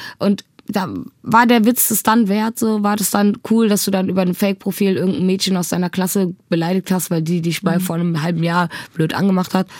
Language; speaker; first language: German; early bilingual, other home language; Tigrinya